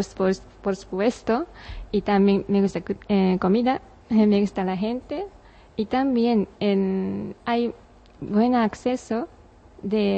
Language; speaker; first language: Spanish; non-native, learner; Japanese